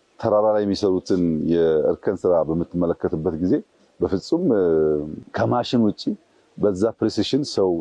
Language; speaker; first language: Amharic; non-native, local second language; Oromo